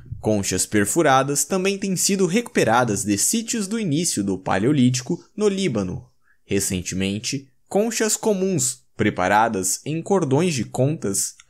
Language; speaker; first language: Portuguese; native; Portuguese